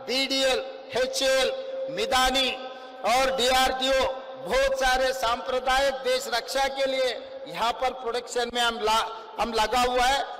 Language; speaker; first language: Hindi; non-native, local second language; Telugu